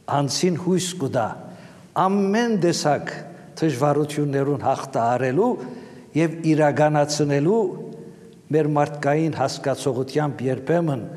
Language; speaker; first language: Armenian; native; Armenian